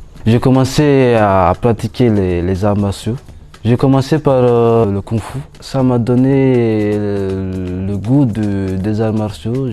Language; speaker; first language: French; non-native, local second language; Malagasy